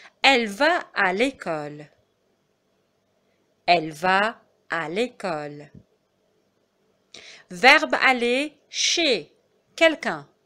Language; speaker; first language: French; non-native, fluent; Arabic